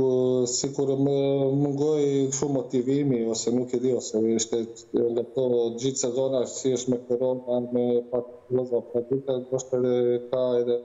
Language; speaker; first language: Albanian; non-native, learner; Croatian